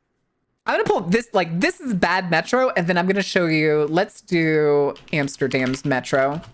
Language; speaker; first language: English; native; English